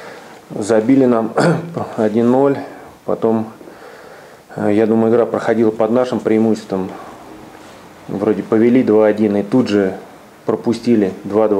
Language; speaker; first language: Russian; native; Russian